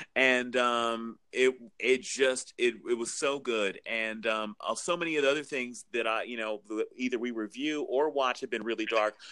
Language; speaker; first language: English; native; English